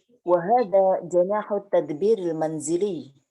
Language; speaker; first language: Arabic; non-native, learner; Indonesian